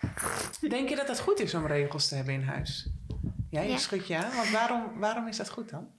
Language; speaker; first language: Dutch; native; Dutch